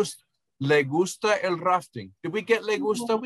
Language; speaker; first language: Spanish; non-native, fluent; English